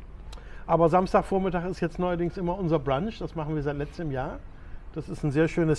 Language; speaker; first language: German; native; German